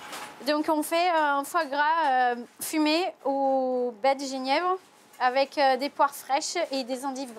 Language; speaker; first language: French; non-native, fluent; Portuguese